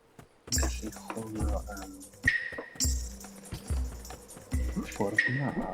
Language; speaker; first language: Welsh; non-native, learner; English